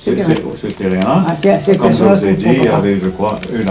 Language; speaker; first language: French; non-native, local second language; Morisyen